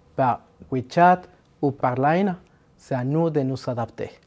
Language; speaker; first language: French; non-native, fluent; Spanish